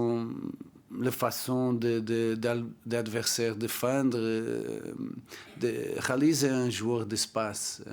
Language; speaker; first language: French; non-native, learner; Portuguese